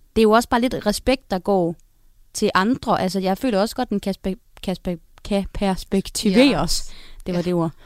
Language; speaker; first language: Danish; native; Danish